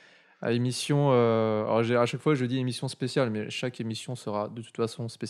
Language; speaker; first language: French; native; French